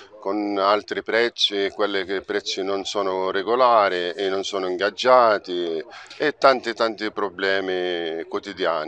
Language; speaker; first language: Italian; non-native, fluent; Arabic